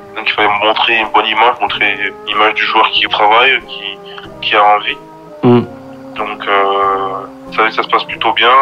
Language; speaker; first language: French; native; French